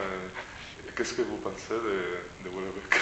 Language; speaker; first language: French; non-native, learner; Spanish